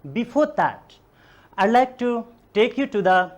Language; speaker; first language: English; non-native, local second language; Nepali